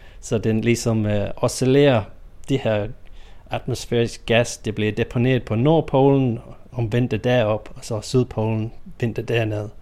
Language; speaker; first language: Danish; non-native, fluent; English